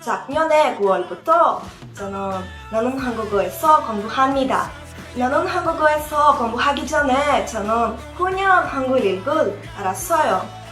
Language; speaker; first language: Korean; non-native, learner; Portuguese